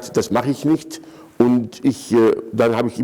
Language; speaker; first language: German; non-native, fluent; Arabic